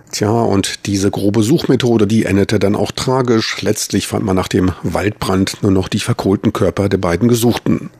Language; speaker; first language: German; native; German